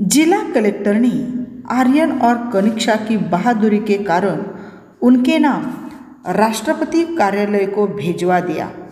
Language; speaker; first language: Hindi; non-native, local second language; Marathi